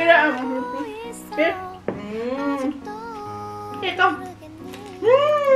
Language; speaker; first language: English; non-native, learner; Filipino